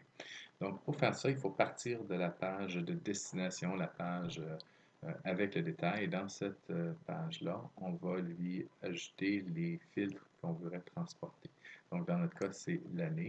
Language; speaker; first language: French; native; French